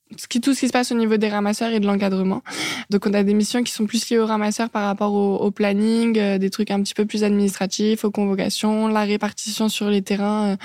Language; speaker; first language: French; native; French